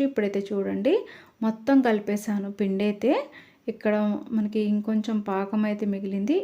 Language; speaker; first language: Telugu; non-native, local second language; Lambadi